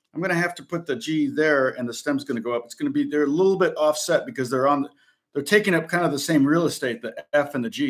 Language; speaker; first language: English; native; English